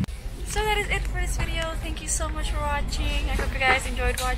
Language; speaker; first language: English; non-native, fluent; Indonesian